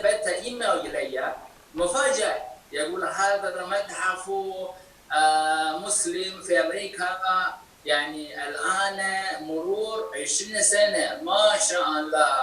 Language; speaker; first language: Arabic; non-native, fluent; Chinese